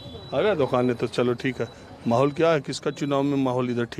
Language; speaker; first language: Hindi; native; Hindi